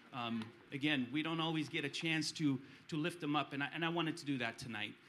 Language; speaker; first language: English; early bilingual, other home language; Romanian